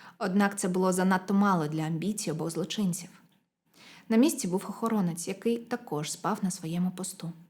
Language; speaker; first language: Ukrainian; non-native, local second language; Russian